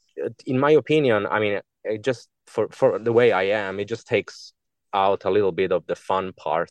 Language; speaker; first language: English; non-native, fluent; Italian